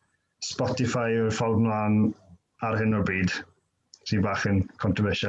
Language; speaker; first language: Welsh; native; Welsh